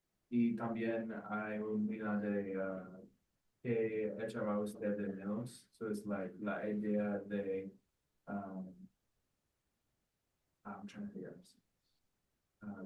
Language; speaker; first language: Spanish; non-native, learner; English